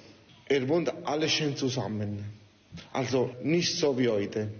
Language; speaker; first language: German; non-native, learner; Italian